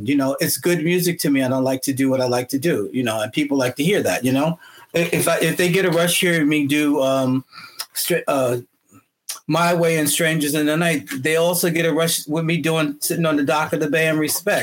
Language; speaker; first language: English; native; English